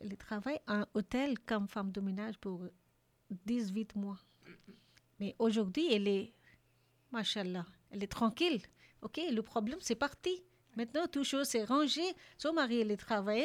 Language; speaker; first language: French; non-native, learner; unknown